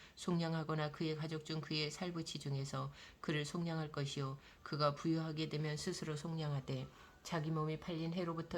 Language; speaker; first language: Korean; native; Korean